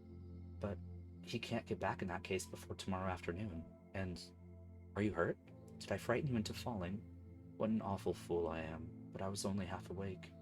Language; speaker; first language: English; native; English